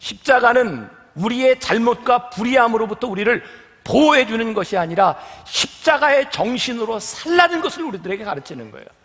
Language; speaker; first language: Korean; native; Korean